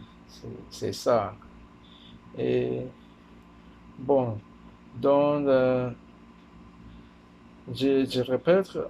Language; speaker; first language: French; non-native, learner; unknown